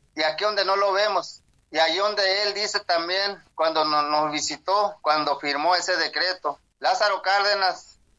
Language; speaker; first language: Spanish; non-native, local second language; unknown